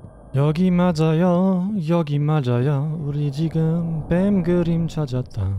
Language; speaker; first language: Korean; non-native, fluent; German